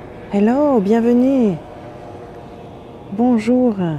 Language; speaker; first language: French; native; French